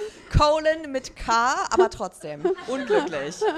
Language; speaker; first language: German; native; German